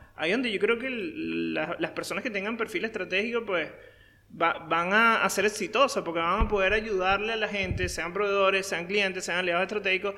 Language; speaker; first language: Spanish; native; Spanish